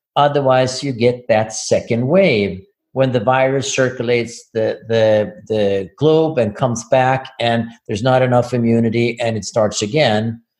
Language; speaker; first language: English; non-native, fluent; Swedish